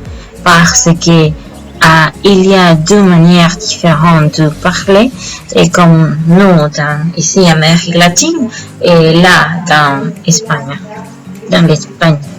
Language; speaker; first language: French; non-native, learner; Spanish